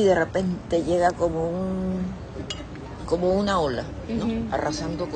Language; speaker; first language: Spanish; native; Spanish